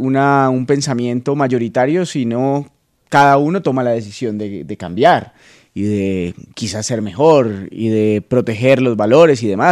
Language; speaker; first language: Spanish; native; Spanish